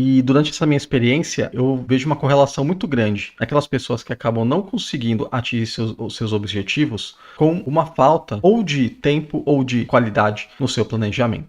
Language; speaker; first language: Portuguese; native; Portuguese